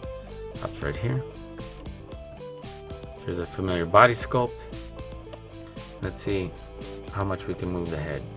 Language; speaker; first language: English; native; English